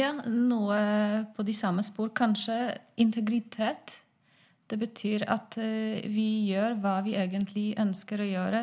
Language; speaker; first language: Norwegian; non-native, fluent; Polish